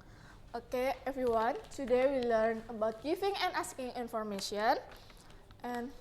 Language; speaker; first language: English; non-native, learner; Indonesian